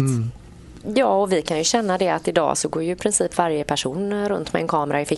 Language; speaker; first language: Swedish; native; Swedish